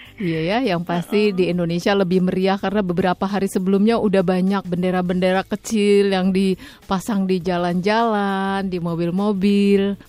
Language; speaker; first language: Indonesian; native; Indonesian